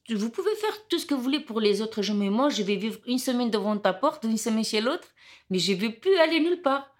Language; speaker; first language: French; non-native, learner; Romanian